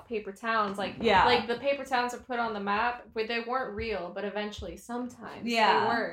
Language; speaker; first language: English; native; English